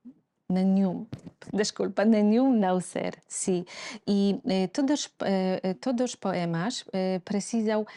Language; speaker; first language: Portuguese; non-native, fluent; Polish